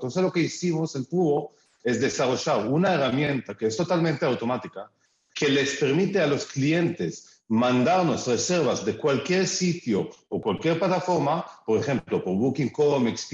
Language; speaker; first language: Spanish; early bilingual, heritage; Spanish